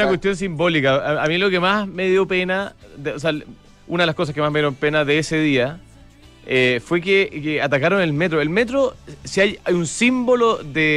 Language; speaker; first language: Spanish; native; Spanish